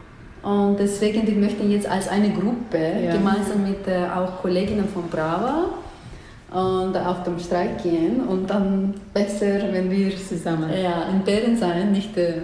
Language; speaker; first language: German; non-native, learner; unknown